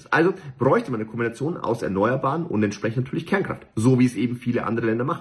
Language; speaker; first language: German; native; German